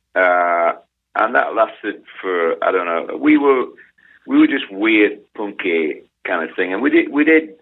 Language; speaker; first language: English; native; English